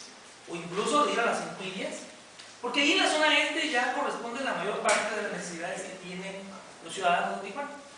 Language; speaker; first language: Spanish; native; Spanish